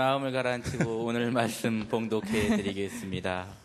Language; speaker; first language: Korean; native; Korean